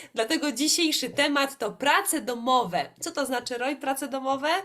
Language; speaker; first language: Polish; native; Polish